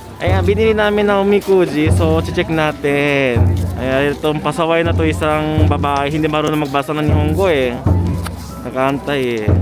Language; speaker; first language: Filipino; early bilingual, heritage; Japanese